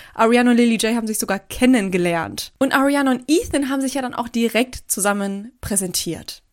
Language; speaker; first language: German; early bilingual, other home language; Turkish